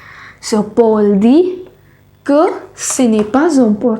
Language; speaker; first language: French; non-native, fluent; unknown